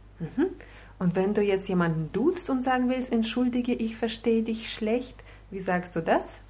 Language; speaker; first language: German; non-native, fluent; Russian